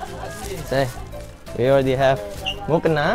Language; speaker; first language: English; non-native, fluent; Indonesian